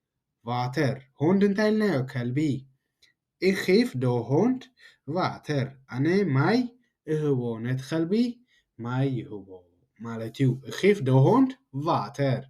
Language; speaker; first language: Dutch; non-native, learner; Tigrinya